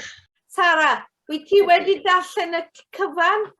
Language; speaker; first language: Welsh; non-native, fluent; English